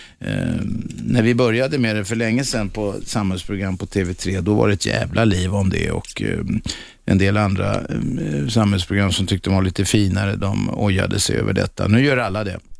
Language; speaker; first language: Swedish; native; Swedish